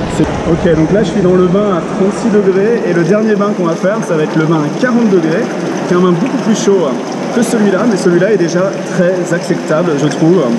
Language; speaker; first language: French; native; French